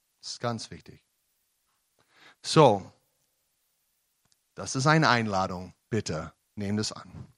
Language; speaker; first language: German; non-native, learner; English